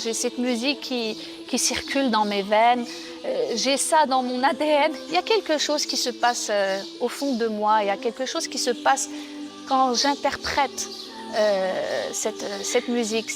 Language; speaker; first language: French; non-native, local second language; Arabic